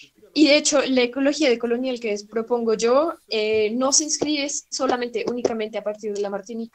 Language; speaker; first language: Spanish; non-native, fluent; French